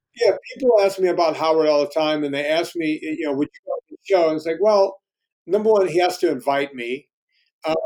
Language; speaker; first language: English; native; English